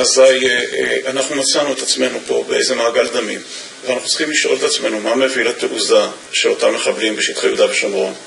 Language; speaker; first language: Hebrew; native; Hebrew